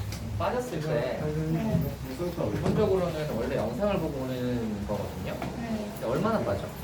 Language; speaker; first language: Korean; native; Korean